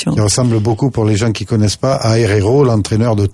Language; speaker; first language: French; native; French